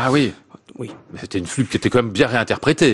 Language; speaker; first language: French; native; French